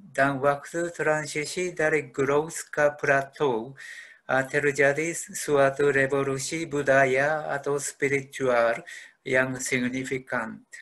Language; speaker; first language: Indonesian; non-native, fluent; Japanese